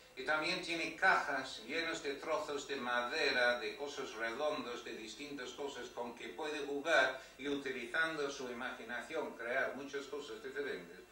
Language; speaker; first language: Spanish; non-native, fluent; English